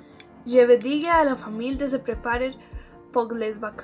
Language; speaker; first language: French; non-native, learner; Spanish